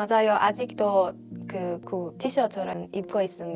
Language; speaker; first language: Korean; non-native, fluent; Persian